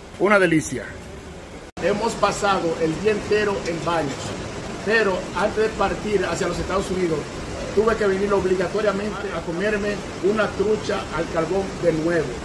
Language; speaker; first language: Spanish; native; Spanish